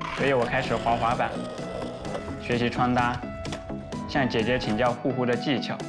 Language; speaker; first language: Chinese; native; Chinese